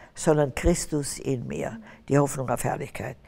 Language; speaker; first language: German; native; German